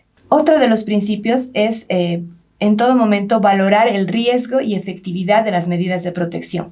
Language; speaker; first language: Spanish; native; Spanish